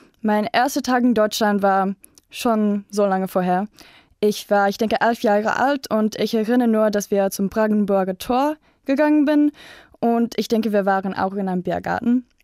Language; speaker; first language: German; non-native, fluent; English